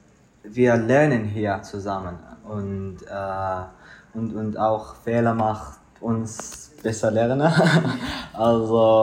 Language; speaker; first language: German; non-native, learner; Arabic